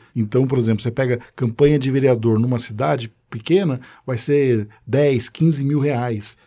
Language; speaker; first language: Portuguese; native; Portuguese